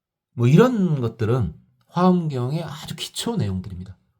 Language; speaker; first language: Korean; native; Korean